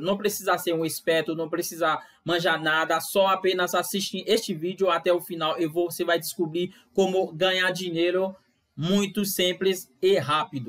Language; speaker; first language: Portuguese; non-native, fluent; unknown